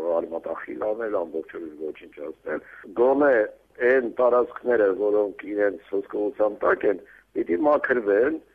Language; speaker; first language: Armenian; native; Armenian